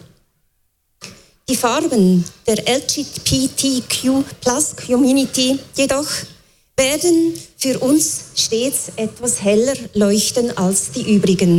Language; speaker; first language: German; native; German